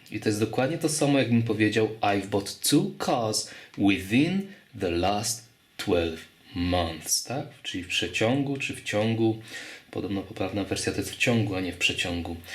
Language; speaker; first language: Polish; native; Polish